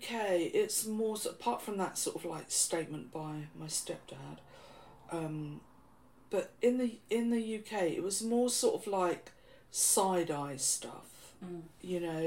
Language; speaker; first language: English; native; English